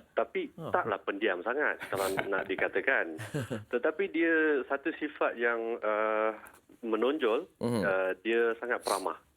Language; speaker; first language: Malay; non-native, local second language; Chinese